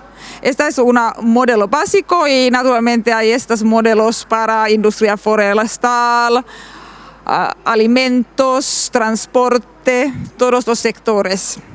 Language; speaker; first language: Spanish; non-native, learner; Finnish